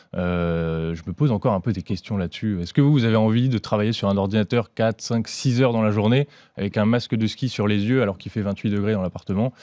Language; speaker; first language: French; native; French